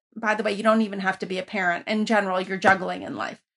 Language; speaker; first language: English; early bilingual, other home language; Persian